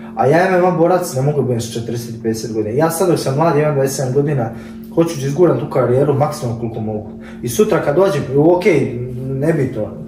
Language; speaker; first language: Serbian; early bilingual, heritage; Serbian